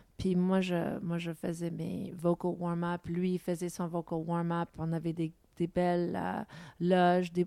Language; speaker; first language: French; non-native, local second language; English